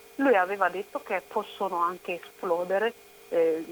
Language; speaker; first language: Italian; non-native, fluent; Oromo